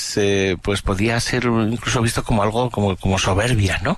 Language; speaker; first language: Spanish; native; Spanish